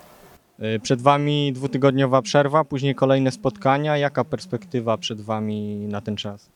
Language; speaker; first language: Polish; native; Polish